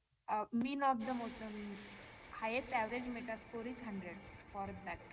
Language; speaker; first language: English; non-native, learner; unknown